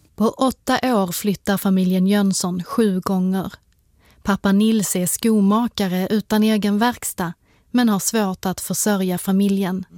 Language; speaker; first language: Swedish; native; Swedish